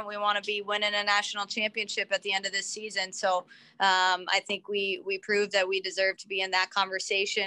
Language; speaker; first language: English; native; English